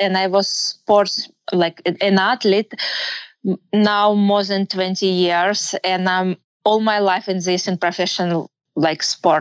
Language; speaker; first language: English; non-native, learner; Russian